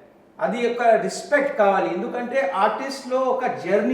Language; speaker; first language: Telugu; non-native, local second language; Hindi